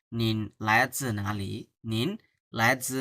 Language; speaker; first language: Chinese; non-native, fluent; Bangla